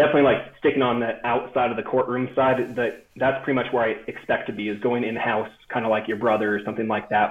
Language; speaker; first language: English; native; English